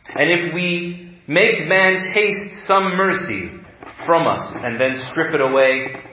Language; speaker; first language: English; native; English